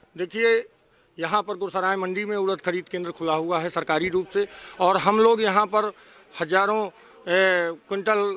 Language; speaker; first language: Hindi; native; Hindi